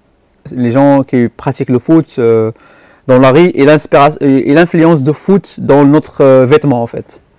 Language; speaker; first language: French; non-native, local second language; Arabic